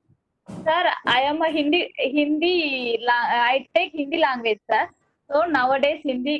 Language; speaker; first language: English; non-native, learner; Tamil